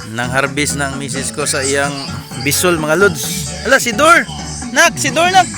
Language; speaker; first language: Filipino; non-native, local second language; Cebuano